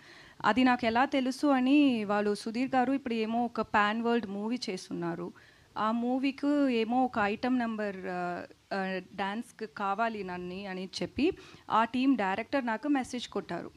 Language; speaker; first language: Telugu; non-native, fluent; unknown